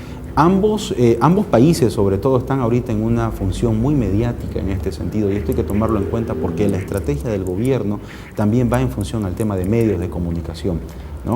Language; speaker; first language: Spanish; native; Spanish